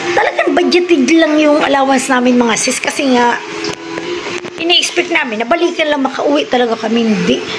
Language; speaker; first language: Filipino; non-native, local second language; Masbatenyo